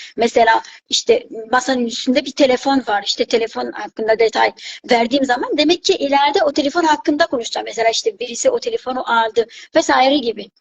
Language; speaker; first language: Turkish; non-native, fluent; Arabic